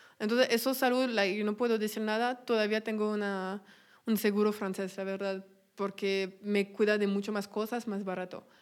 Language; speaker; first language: Spanish; non-native, fluent; French